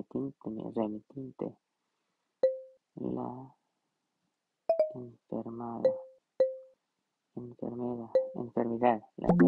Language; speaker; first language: Spanish; non-native, learner; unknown